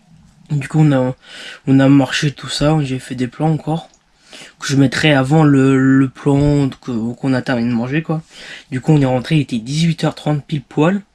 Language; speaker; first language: French; native; French